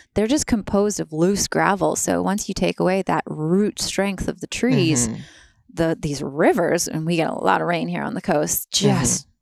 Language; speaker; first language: English; native; English